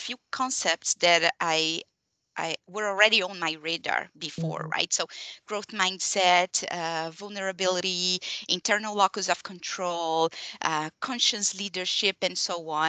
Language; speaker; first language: English; non-native, fluent; Portuguese